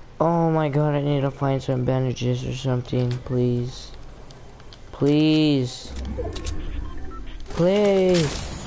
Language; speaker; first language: English; native; English